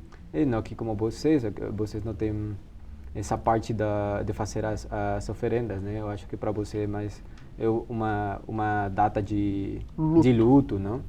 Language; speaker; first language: Portuguese; non-native, fluent; Spanish